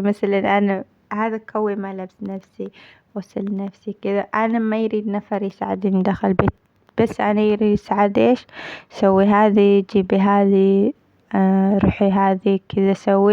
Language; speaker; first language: Arabic; non-native, learner; Amharic